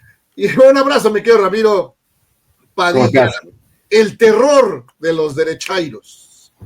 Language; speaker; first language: Spanish; native; Spanish